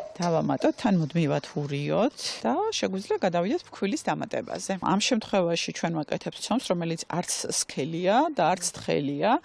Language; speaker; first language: Georgian; native; Georgian